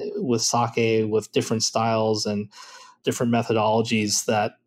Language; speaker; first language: English; native; English